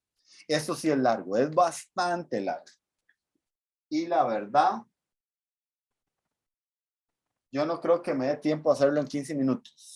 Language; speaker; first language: Spanish; native; Spanish